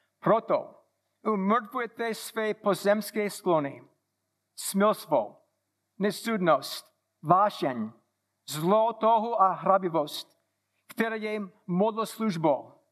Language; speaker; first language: Czech; non-native, fluent; English